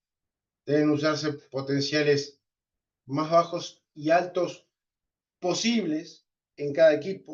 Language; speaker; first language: Spanish; native; Spanish